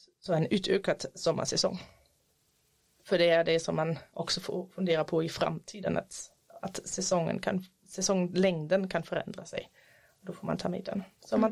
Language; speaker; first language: Swedish; non-native, fluent; German